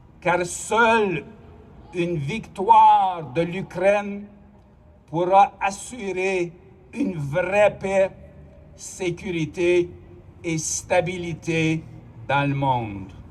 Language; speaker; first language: French; non-native, local second language; Ukrainian